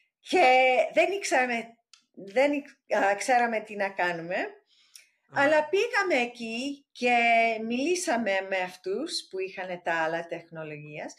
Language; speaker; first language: Greek; early bilingual, heritage; English